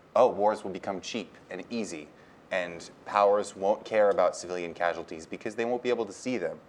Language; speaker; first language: English; native; English